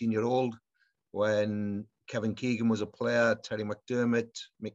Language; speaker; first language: English; native; English